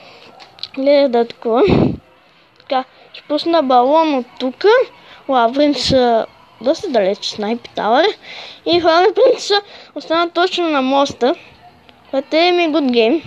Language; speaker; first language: Bulgarian; native; Bulgarian